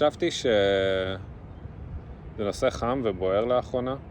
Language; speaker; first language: Hebrew; early bilingual, other home language; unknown